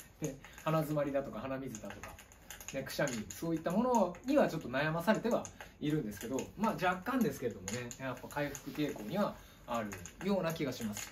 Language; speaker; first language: Japanese; native; Japanese